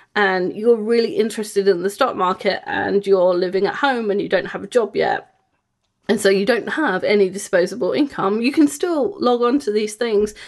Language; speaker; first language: English; native; English